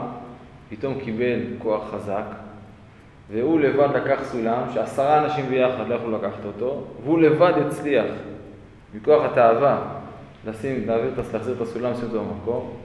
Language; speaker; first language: Hebrew; native; Hebrew